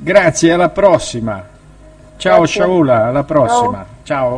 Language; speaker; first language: Italian; native; Italian